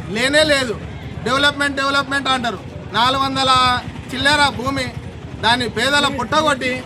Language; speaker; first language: Telugu; native; Telugu